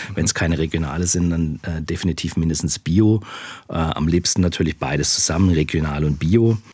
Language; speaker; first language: German; native; German